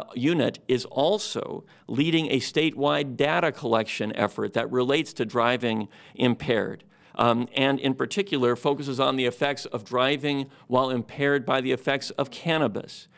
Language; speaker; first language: English; native; English